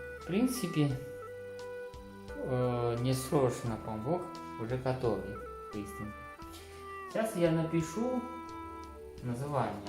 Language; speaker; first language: Russian; non-native, learner; Chinese